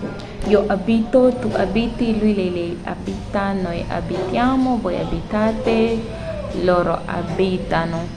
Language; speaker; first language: Italian; non-native, learner; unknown